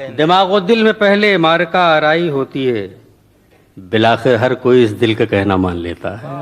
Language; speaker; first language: Urdu; native; Urdu